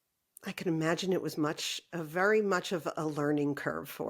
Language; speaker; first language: English; native; English